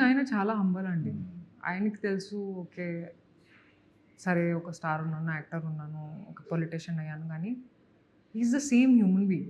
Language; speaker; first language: Telugu; non-native, fluent; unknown